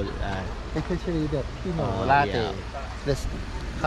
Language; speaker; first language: English; non-native, learner; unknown